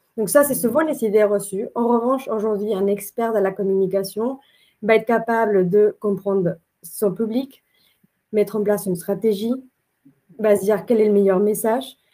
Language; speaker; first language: French; non-native, fluent; Spanish